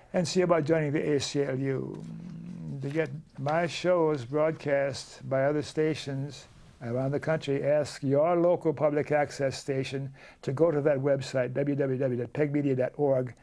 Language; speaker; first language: English; native; English